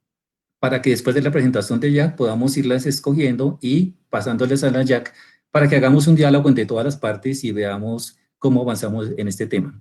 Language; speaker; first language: Spanish; native; Spanish